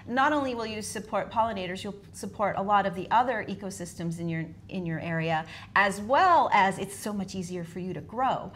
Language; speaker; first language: English; native; English